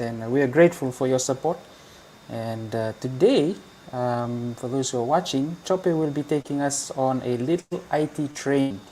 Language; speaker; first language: English; non-native, local second language; Fijian